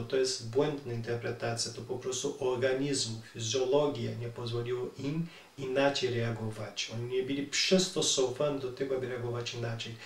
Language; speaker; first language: Polish; non-native, learner; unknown